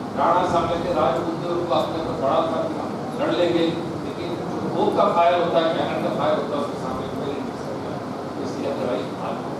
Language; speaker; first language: Hindi; non-native, local second language; Punjabi